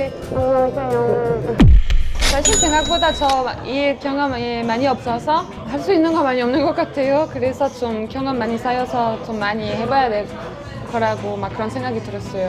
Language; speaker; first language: Korean; non-native, fluent; French